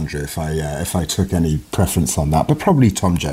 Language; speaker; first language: English; non-native, local second language; Welsh